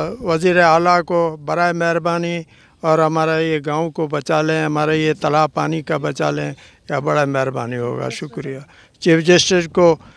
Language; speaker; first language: Urdu; non-native, local second language; Sindhi